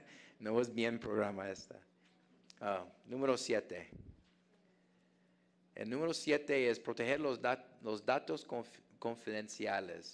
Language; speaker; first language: Spanish; non-native, fluent; English